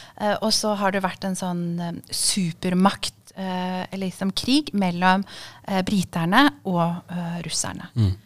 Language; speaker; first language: Norwegian; early bilingual, other home language; Kurdish